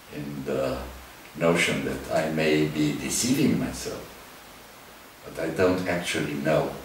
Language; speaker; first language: English; non-native, fluent; Romanian